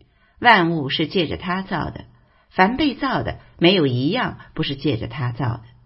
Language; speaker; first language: Chinese; native; Chinese